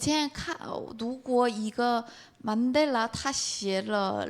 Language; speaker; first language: Chinese; non-native, fluent; Korean